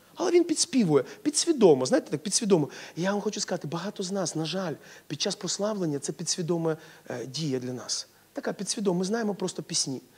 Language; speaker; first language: Ukrainian; non-native, local second language; Russian